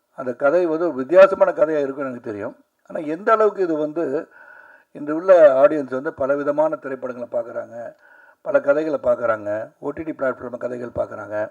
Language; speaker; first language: Tamil; native; Tamil